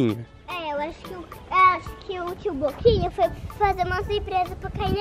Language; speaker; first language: Portuguese; native; Portuguese